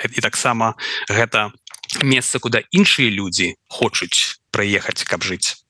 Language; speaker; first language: Belarusian; non-native, local second language; Russian